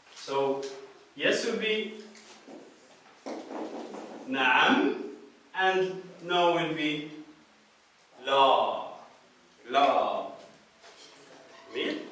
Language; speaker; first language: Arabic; non-native, fluent; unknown